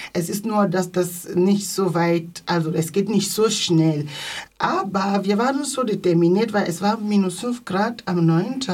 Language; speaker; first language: German; non-native, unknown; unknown